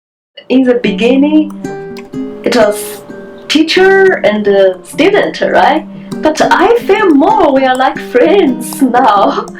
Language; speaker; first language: English; non-native, learner; Chinese